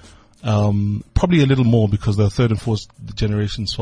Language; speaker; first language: English; non-native, local second language; Swati